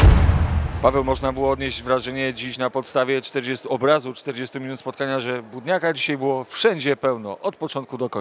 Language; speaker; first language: Polish; native; Polish